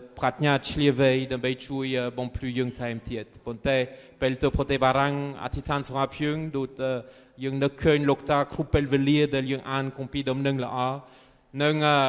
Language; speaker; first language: Khmer; non-native, fluent; French